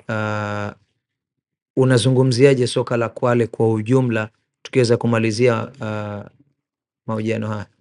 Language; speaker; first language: Swahili; native; Swahili